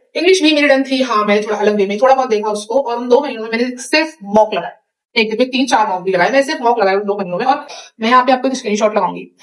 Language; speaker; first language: Hindi; native; Hindi